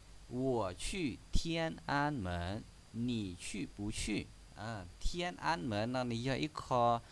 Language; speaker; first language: Chinese; non-native, learner; Hmong